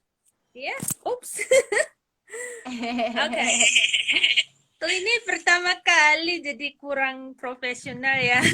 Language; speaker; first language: Indonesian; non-native, fluent; English